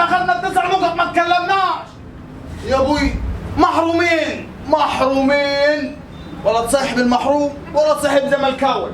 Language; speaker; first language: Arabic; native; Arabic